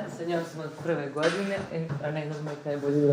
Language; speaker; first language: Bosnian; native; Bosnian